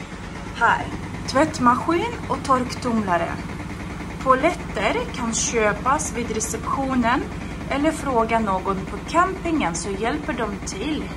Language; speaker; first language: Swedish; non-native, fluent; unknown